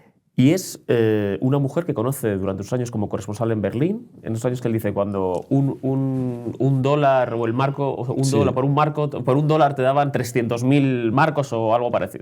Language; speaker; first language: Spanish; native; Spanish